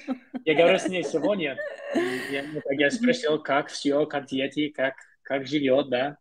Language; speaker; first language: Russian; non-native, learner; English